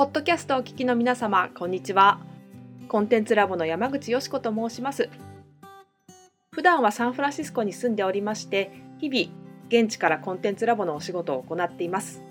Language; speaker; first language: Japanese; native; Japanese